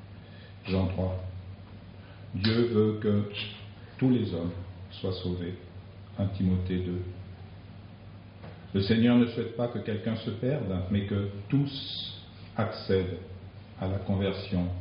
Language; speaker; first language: French; native; French